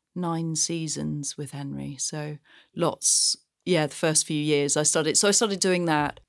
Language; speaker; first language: English; native; English